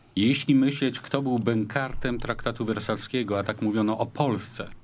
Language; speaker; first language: Polish; native; Polish